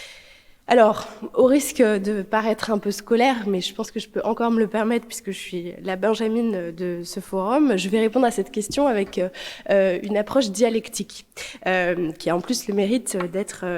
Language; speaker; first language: French; native; French